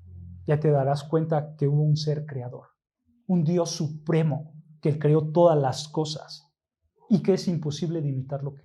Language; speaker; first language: Spanish; native; Spanish